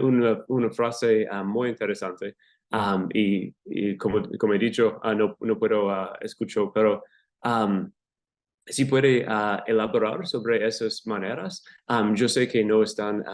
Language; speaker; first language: Spanish; non-native, learner; English